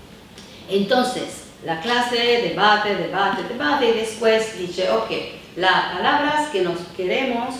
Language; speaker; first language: Spanish; non-native, fluent; Italian